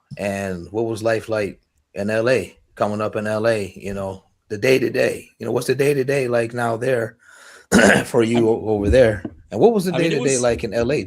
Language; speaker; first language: English; native; English